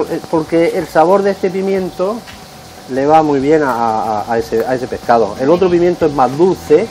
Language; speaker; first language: Spanish; native; Spanish